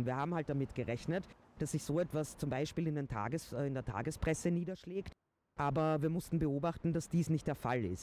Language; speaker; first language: German; native; German